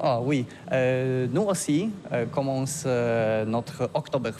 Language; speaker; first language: French; non-native, learner; Polish